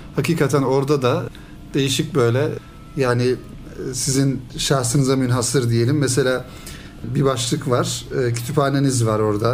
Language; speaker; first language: Turkish; native; Turkish